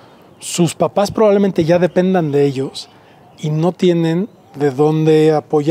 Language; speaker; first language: Spanish; native; Spanish